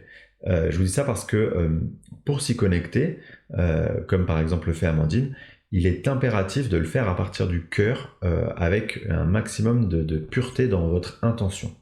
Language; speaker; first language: French; native; French